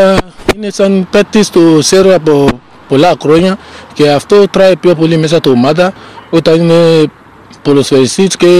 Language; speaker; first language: Greek; non-native, learner; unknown